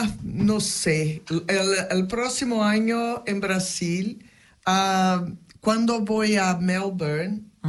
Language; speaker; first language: Spanish; non-native, fluent; Portuguese